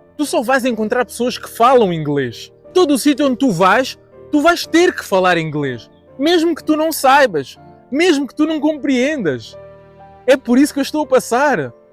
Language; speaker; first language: Portuguese; native; Portuguese